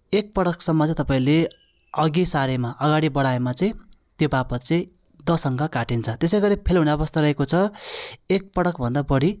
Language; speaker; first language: Nepali; non-native, local second language; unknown